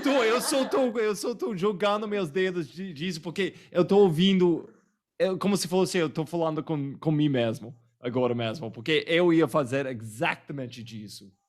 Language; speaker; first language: Portuguese; non-native, fluent; English